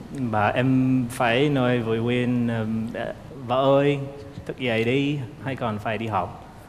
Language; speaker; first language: Vietnamese; non-native, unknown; English